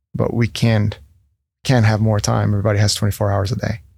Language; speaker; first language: English; non-native, fluent; Spanish